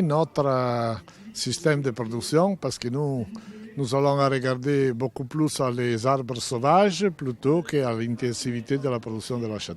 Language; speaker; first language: French; non-native, fluent; Italian